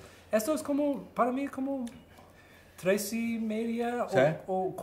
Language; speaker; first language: Spanish; early bilingual, heritage; Spanish